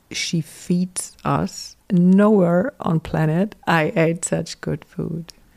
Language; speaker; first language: English; non-native, fluent; German